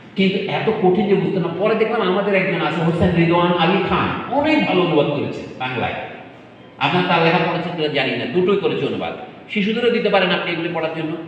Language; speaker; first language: Bangla; native; Bangla